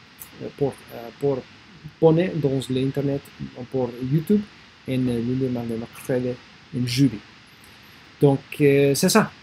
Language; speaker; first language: French; non-native, learner; English